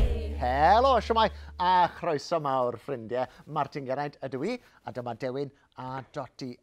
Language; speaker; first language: Welsh; native; Welsh